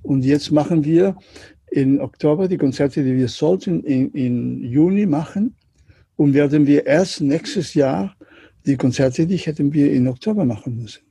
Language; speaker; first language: German; non-native, learner; Catalan